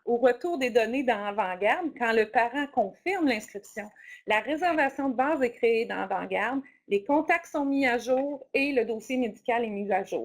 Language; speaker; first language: French; native; French